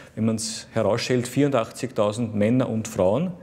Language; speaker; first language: German; native; German